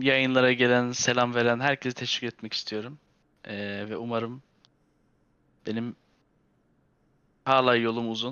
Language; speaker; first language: Turkish; early bilingual, heritage; Turkish